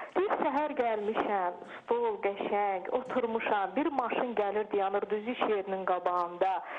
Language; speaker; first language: Azerbaijani; non-native, local second language; Russian